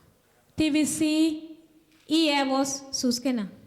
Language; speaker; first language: Danish; non-native, fluent; Tamil